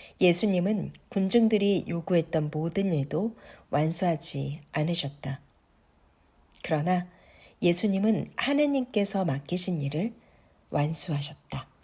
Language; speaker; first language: Korean; native; Korean